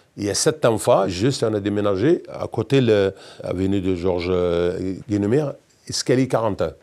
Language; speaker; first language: French; non-native, local second language; Berber languages